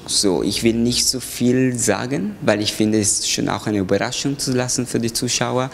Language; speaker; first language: German; non-native, fluent; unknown